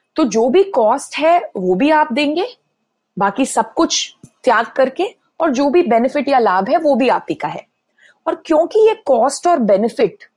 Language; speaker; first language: Hindi; native; Hindi